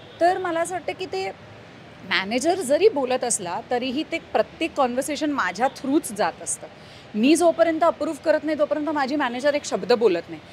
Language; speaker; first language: Marathi; native; Marathi